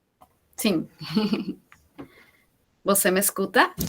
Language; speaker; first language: Portuguese; non-native, fluent; Spanish